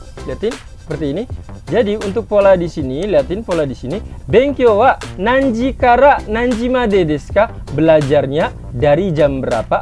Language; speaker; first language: Indonesian; native; Indonesian